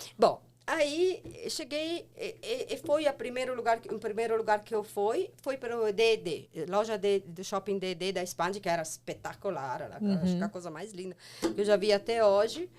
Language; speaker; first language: Portuguese; non-native, fluent; Italian